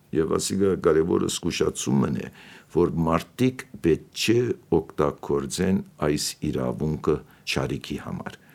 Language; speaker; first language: Armenian; native; Armenian